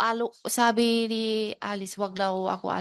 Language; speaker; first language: Filipino; non-native, learner; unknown